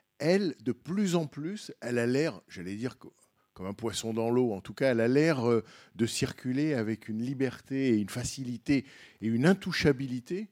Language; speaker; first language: French; native; French